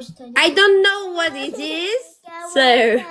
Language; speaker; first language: English; non-native, learner; Portuguese